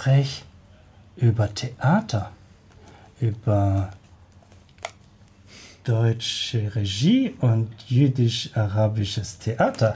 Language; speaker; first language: German; native; German